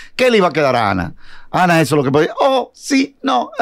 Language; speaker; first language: Spanish; native; Spanish